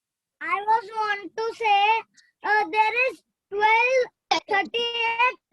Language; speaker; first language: English; non-native, learner; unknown